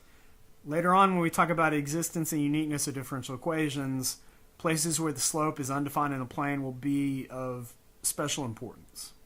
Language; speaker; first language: English; native; English